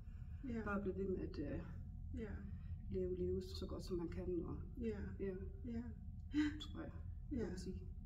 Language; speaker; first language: Danish; non-native, local second language; Faroese